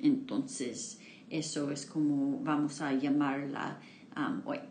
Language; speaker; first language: Spanish; non-native, fluent; English